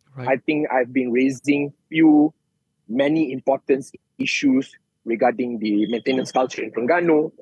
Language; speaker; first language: English; non-native, local second language; Malay